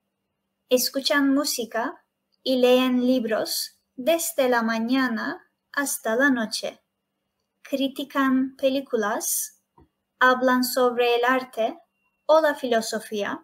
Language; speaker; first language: Spanish; non-native, fluent; Turkish